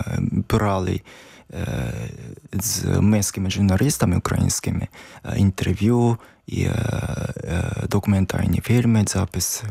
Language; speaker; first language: Ukrainian; non-native, learner; Japanese